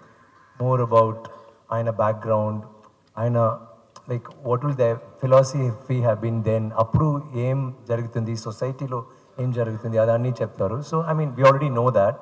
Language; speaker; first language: Telugu; non-native, fluent; Tamil